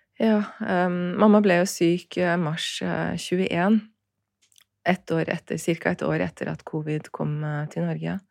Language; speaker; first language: Norwegian; early bilingual, other home language; Turkish